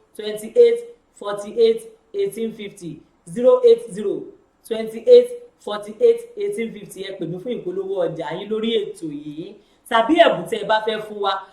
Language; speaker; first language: Yoruba; native; Yoruba